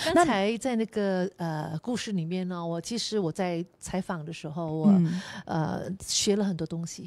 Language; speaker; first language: Chinese; native; Chinese